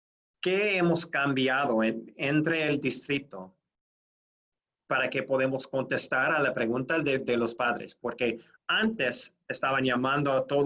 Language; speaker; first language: Spanish; non-native, fluent; English